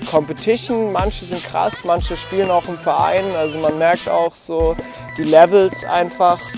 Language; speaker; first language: German; early bilingual, other home language; Turkish